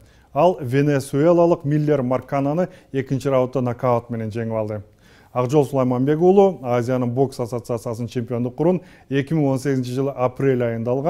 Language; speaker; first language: Kyrgyz; native; Kyrgyz